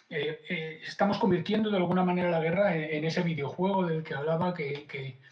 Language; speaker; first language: Spanish; native; Spanish